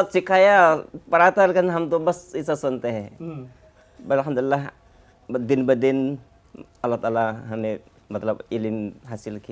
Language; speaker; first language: Hindi; non-native, fluent; Khmer